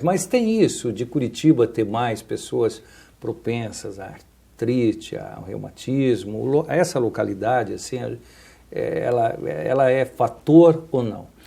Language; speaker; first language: Portuguese; native; Portuguese